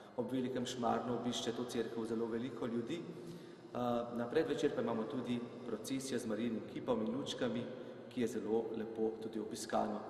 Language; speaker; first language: Slovenian; native; Slovenian